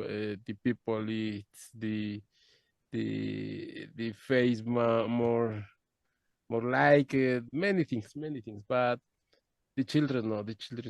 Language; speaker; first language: English; non-native, learner; Spanish